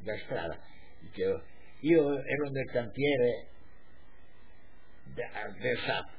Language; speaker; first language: Italian; non-native, local second language; Friulian